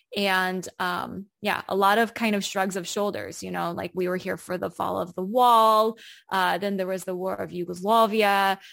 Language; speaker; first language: English; native; English